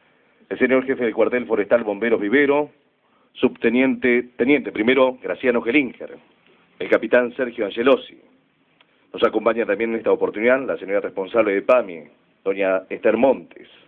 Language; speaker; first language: Spanish; native; Spanish